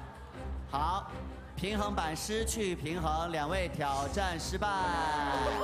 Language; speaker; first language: Chinese; native; Chinese